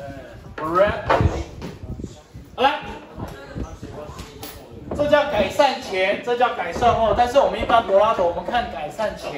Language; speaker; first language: Chinese; native; Chinese